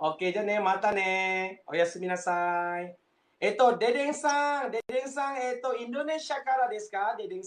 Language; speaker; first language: Japanese; non-native, fluent; Malay